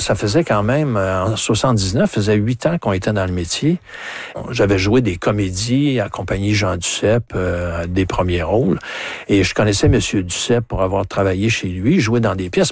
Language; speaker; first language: French; native; French